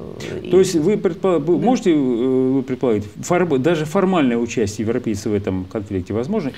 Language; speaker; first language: Russian; native; Russian